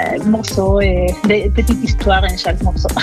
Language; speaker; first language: French; non-native, fluent; Spanish